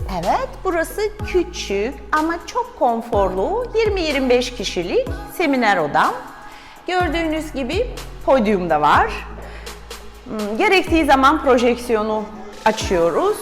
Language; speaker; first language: Turkish; non-native, fluent; Russian